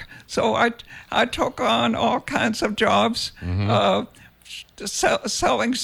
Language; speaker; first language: English; non-native, fluent; Danish